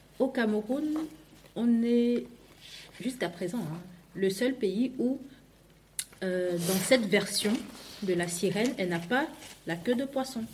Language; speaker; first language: French; non-native, local second language; Duala